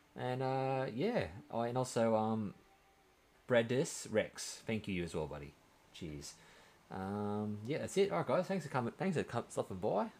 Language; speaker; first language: English; native; English